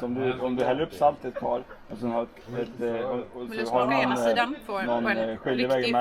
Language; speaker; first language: Swedish; native; Swedish